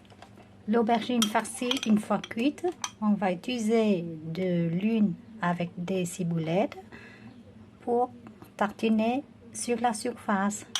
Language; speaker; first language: French; non-native, fluent; Vietnamese